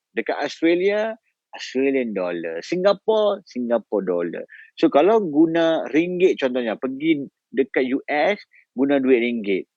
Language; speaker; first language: Malay; native; Malay